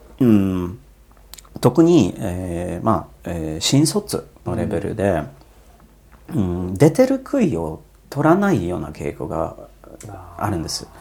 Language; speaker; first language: Japanese; non-native, fluent; Polish